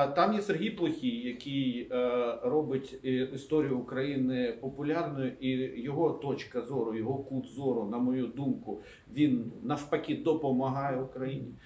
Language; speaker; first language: Ukrainian; non-native, local second language; Russian